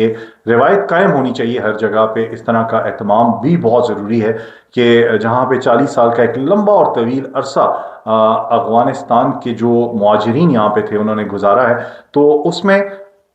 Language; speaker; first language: Urdu; non-native, local second language; Northern Hindko